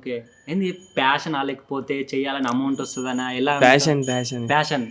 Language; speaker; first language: Telugu; native; Telugu